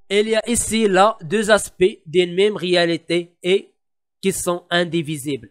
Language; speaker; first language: French; non-native, local second language; Arabic